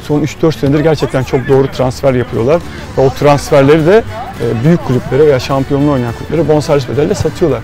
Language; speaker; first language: Turkish; native; Turkish